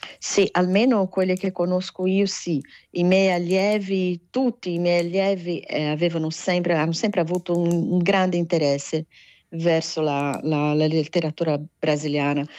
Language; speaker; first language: Italian; non-native, fluent; Portuguese